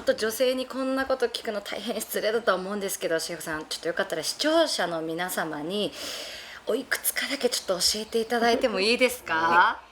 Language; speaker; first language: Japanese; native; Japanese